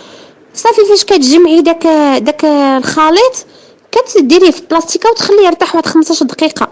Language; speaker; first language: Arabic; native; Arabic